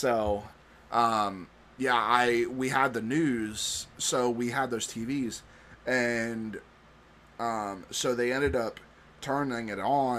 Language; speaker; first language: English; native; English